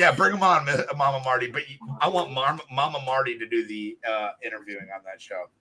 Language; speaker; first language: English; native; English